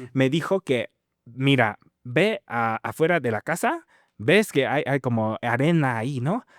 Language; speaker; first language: Spanish; non-native, fluent; Min Nan Chinese